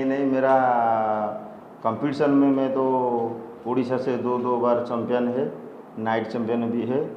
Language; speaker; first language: Hindi; non-native, local second language; Odia